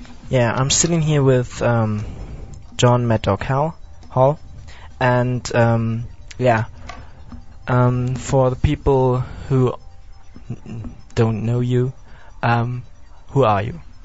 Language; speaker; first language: English; non-native, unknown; German